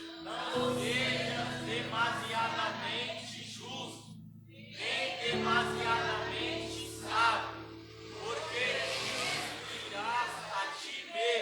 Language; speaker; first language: Portuguese; native; Portuguese